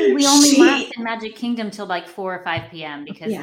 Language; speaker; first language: English; native; English